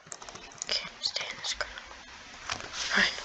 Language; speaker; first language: English; native; English